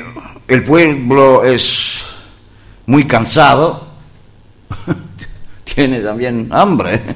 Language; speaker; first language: Spanish; non-native, learner; Greek